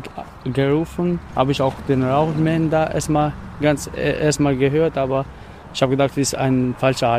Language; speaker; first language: German; non-native, learner; Albanian